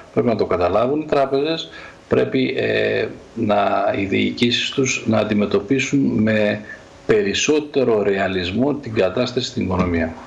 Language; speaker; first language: Greek; native; Greek